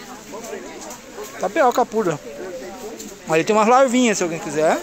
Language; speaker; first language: Portuguese; native; Portuguese